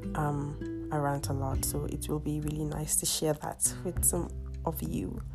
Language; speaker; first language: English; non-native, local second language; Yoruba